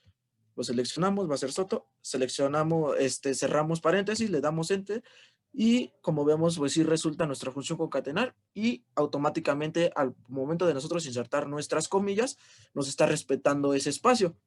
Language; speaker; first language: Spanish; native; Spanish